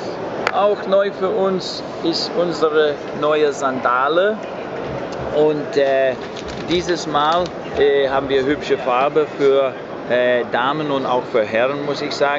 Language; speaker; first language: German; non-native, fluent; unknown